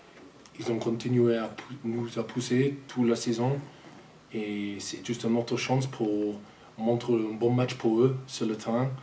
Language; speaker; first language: French; non-native, fluent; English